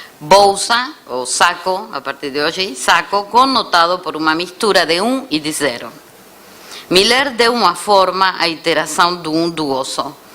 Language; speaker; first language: Portuguese; non-native, fluent; Spanish